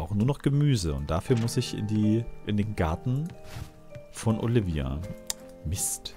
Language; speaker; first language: German; native; German